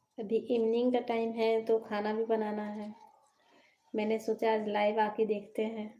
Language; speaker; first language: Hindi; native; Hindi